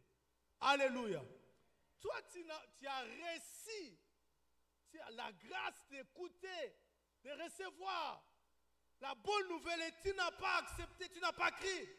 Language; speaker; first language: French; non-native, local second language; Lingala